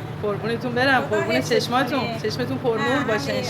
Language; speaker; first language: Persian; native; Persian